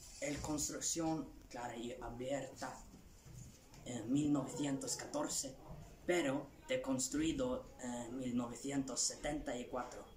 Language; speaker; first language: Spanish; non-native, learner; Swedish